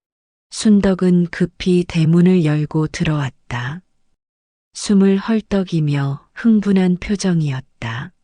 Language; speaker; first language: Korean; native; Korean